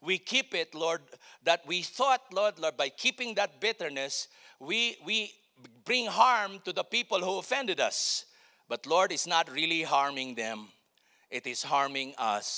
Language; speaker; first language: English; non-native, local second language; Filipino